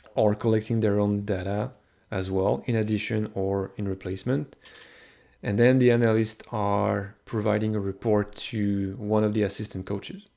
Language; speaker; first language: English; non-native, fluent; French